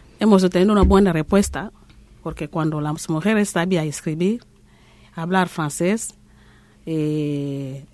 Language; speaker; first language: Spanish; non-native, learner; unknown